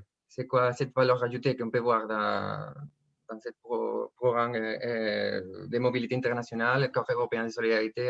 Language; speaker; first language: French; non-native, fluent; Spanish